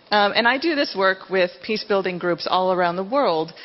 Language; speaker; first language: English; native; English